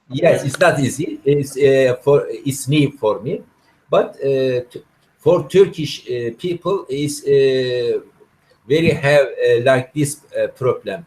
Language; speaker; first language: English; non-native, learner; Turkish